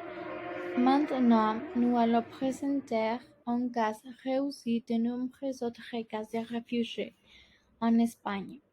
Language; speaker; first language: French; non-native, learner; Spanish